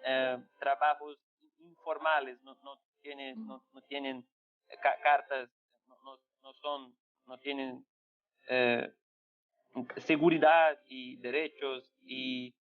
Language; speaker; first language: Spanish; non-native, fluent; Portuguese